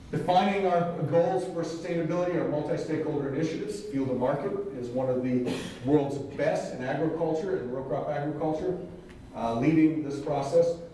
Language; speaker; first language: English; native; English